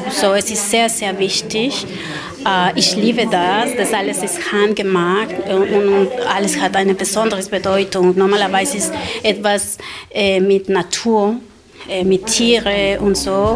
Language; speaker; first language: German; non-native, learner; Spanish